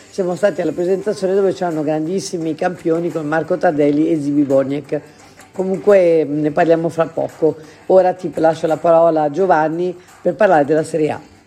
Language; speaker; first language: Italian; native; Italian